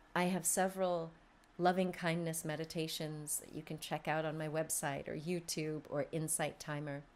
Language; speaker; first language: English; native; English